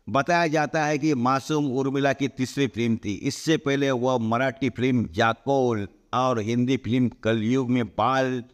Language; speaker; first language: Hindi; non-native, local second language; Marathi